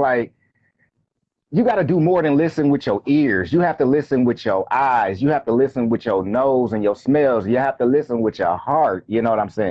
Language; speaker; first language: English; native; English